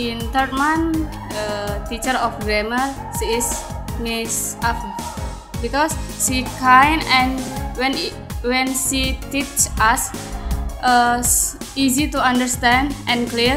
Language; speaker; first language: English; non-native, learner; Indonesian